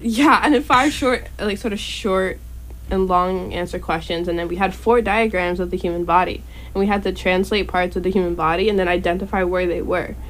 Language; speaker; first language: English; native; English